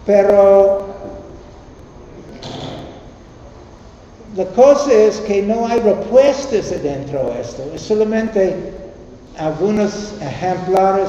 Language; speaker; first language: Spanish; non-native, learner; English